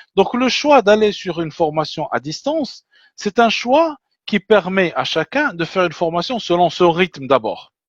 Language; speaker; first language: French; non-native, local second language; Arabic